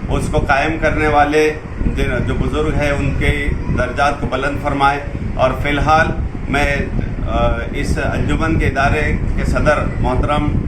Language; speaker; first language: Urdu; native; Urdu